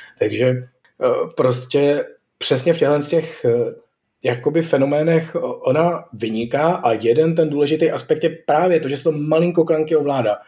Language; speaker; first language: Czech; native; Czech